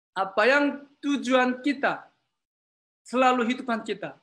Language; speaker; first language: Indonesian; non-native, learner; Korean